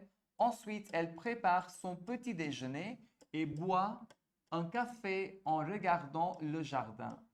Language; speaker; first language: French; non-native, fluent; Hindi